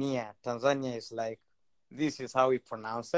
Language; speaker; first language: English; non-native, local second language; Swahili